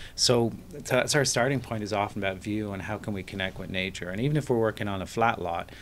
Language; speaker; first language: English; native; English